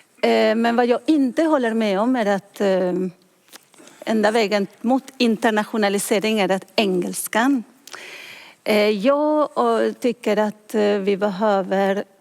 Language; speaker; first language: Swedish; non-native, fluent; Spanish